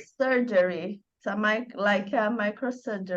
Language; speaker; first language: English; non-native, learner; Portuguese